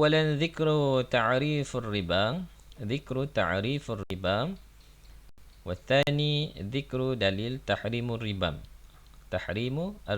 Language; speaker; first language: Arabic; non-native, fluent; Malay